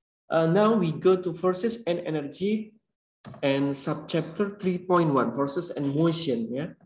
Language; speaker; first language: English; non-native, learner; Indonesian